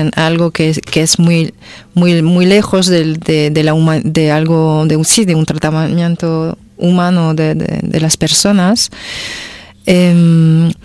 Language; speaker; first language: Spanish; non-native, fluent; French